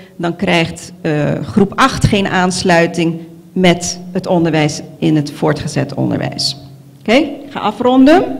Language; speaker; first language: Dutch; non-native, local second language; Papiamento